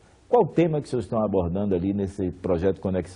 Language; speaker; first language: Portuguese; native; Portuguese